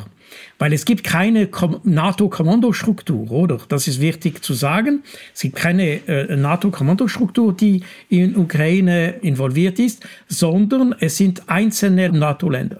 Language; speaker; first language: German; non-native, local second language; French